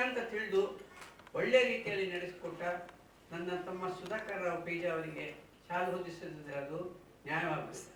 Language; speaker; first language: Kannada; native; Kannada